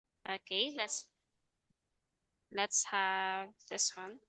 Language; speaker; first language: English; non-native, fluent; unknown